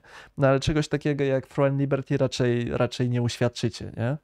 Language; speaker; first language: Polish; native; Polish